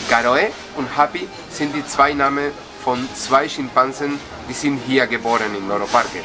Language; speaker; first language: German; non-native, learner; Spanish